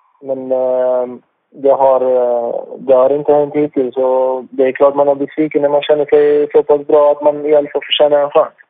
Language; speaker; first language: Swedish; non-native, fluent; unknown